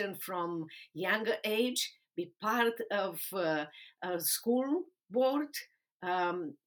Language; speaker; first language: English; non-native, fluent; Romanian